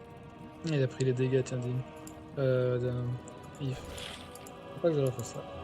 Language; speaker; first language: French; native; French